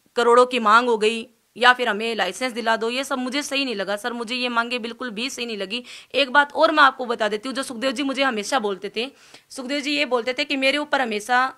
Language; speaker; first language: Hindi; native; Hindi